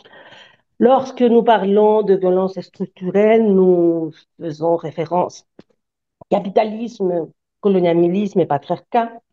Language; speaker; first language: French; non-native, fluent; Spanish